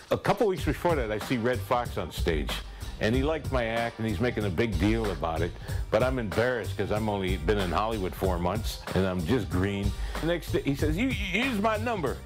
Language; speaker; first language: English; native; English